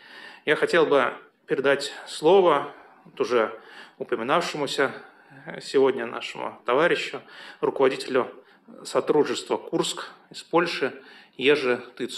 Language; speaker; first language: Russian; native; Russian